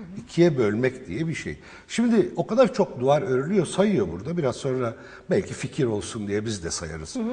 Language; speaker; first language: Turkish; non-native, local second language; Arabic